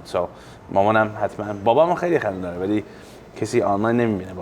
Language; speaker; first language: Persian; early bilingual, heritage; English